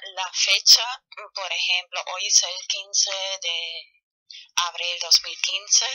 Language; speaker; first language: Spanish; non-native, fluent; German